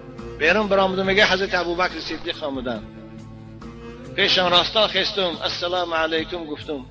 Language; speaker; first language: Persian; native; Persian